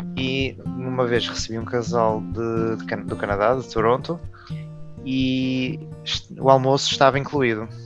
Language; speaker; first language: Portuguese; native; Portuguese